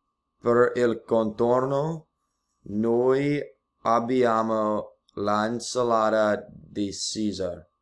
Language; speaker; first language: Italian; non-native, learner; English